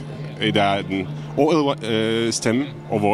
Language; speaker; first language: Danish; non-native, fluent; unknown